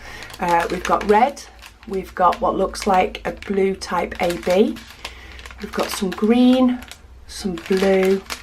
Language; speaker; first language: English; native; English